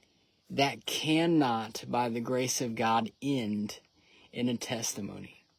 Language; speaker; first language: English; native; English